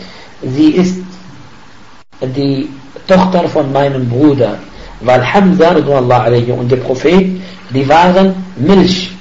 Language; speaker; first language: German; non-native, fluent; Arabic